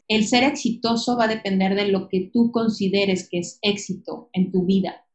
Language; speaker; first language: Spanish; native; Spanish